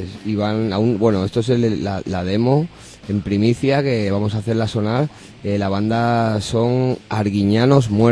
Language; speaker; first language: Spanish; native; Spanish